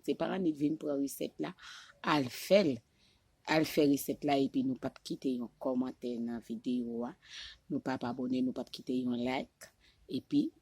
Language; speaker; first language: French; non-native, local second language; Haitian Creole